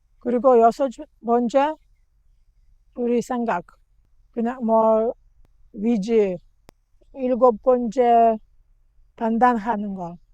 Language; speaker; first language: Korean; non-native, learner; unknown